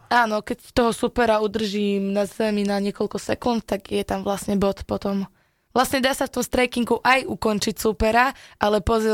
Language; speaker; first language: Slovak; native; Slovak